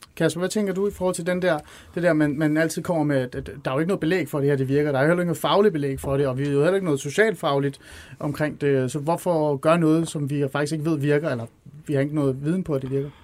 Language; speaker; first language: Danish; early bilingual, other home language; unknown